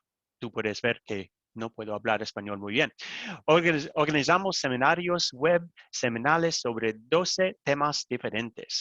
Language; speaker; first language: Spanish; non-native, learner; English